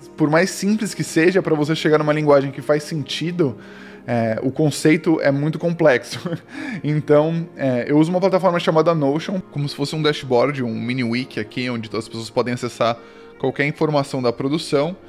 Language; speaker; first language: Portuguese; native; Portuguese